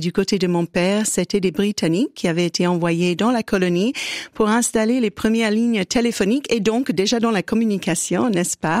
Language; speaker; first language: French; native; French